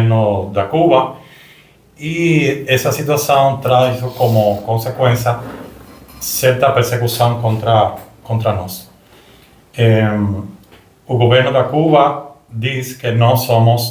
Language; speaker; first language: Portuguese; non-native, learner; Spanish